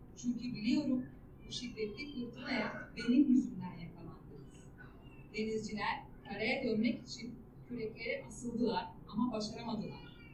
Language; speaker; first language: Turkish; native; Turkish